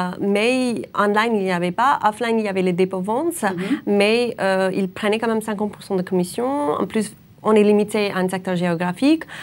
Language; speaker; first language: French; non-native, fluent; English